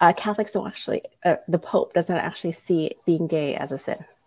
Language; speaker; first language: English; early bilingual, other home language; Vietnamese